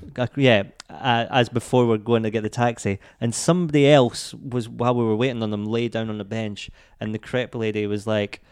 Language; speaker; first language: English; native; English